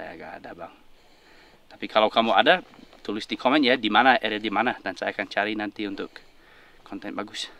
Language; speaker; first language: Indonesian; non-native, fluent; English